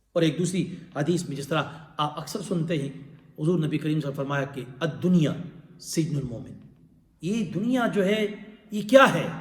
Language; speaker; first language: Urdu; non-native, local second language; Pashto